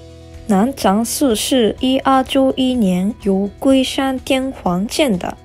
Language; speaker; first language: Chinese; non-native, learner; Japanese